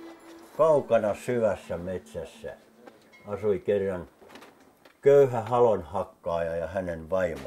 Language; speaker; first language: Finnish; native; Finnish